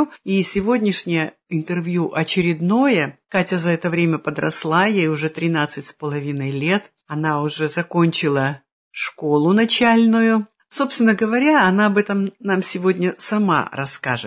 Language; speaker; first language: Russian; native; Russian